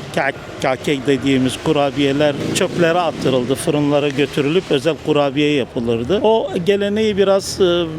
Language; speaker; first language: Turkish; non-native, local second language; Arabic